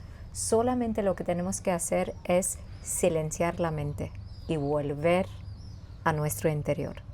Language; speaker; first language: Spanish; non-native, fluent; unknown